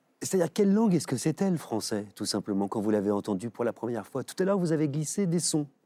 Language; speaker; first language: French; native; French